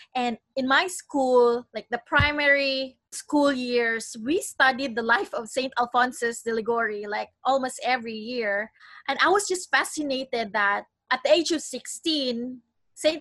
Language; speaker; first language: English; non-native, local second language; Cebuano